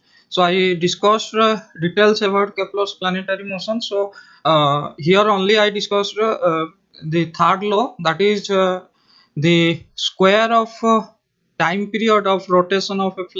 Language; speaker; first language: English; non-native, local second language; Hindi